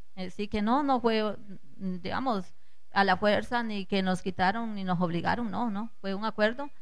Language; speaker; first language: Spanish; native; Spanish